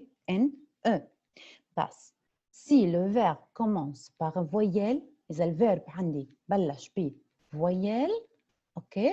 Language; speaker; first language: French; non-native, fluent; Arabic